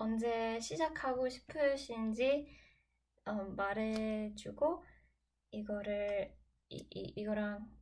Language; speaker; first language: Korean; non-native, learner; English